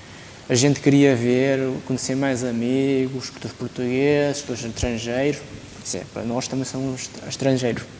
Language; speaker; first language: Portuguese; early bilingual, other home language; Chinese